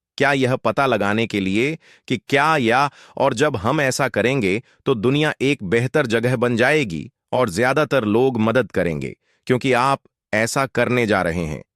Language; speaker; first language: Hindi; native; Hindi